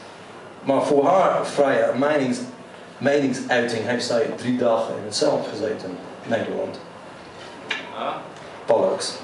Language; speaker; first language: Dutch; non-native, fluent; English